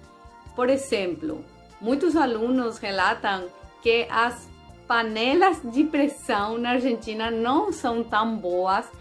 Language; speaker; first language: Portuguese; non-native, fluent; Spanish